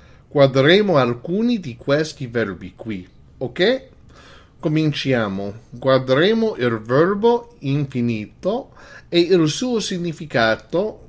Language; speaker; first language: Italian; non-native, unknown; English